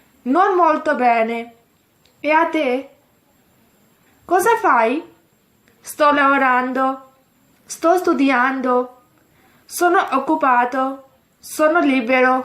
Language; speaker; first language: Italian; non-native, fluent; Urdu